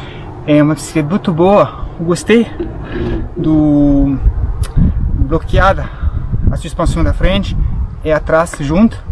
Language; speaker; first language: Portuguese; non-native, learner; French